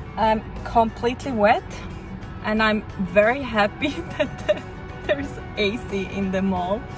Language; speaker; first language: English; non-native, fluent; German